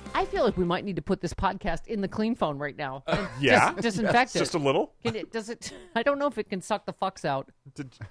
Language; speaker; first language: English; native; English